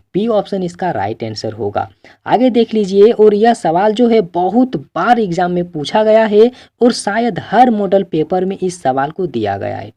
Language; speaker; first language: Hindi; native; Hindi